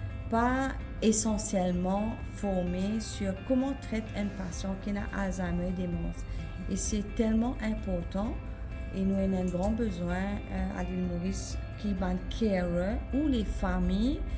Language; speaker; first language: French; non-native, local second language; Morisyen